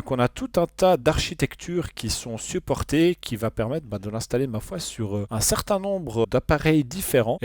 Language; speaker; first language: French; native; French